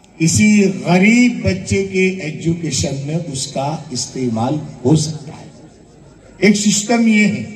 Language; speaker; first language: Hindi; non-native, local second language; Gujarati